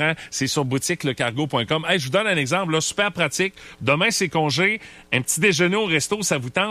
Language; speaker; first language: French; native; French